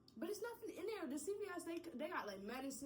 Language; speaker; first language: English; native; English